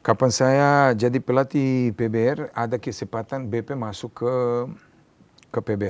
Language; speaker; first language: Indonesian; non-native, learner; Serbian